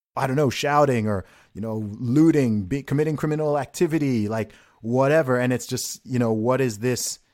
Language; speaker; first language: English; native; English